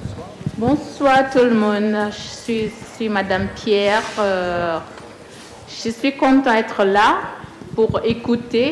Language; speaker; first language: French; non-native, learner; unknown